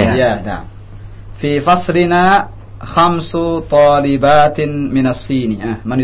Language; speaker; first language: Arabic; non-native, fluent; Indonesian